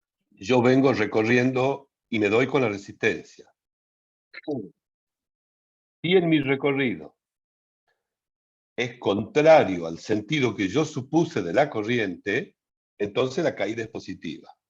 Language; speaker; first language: Spanish; native; Spanish